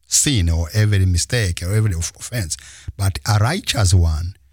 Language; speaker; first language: English; non-native, local second language; Kinyarwanda